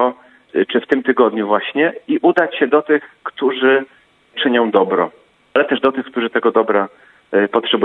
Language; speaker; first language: Polish; native; Polish